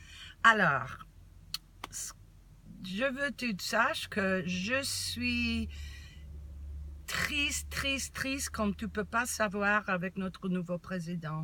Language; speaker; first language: French; non-native, learner; English